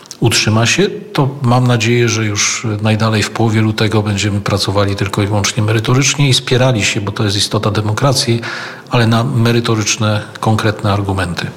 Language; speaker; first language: Polish; native; Polish